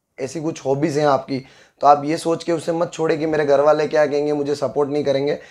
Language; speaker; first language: Hindi; native; Hindi